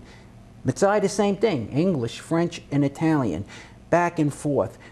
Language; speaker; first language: English; native; English